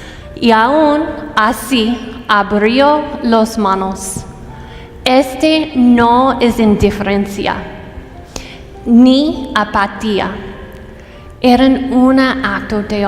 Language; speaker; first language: Spanish; non-native, fluent; English